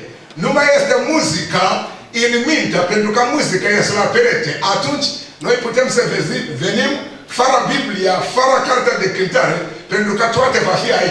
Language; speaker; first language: Romanian; non-native, learner; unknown